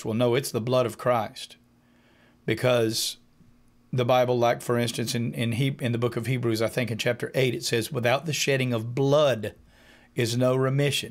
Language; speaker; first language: English; native; English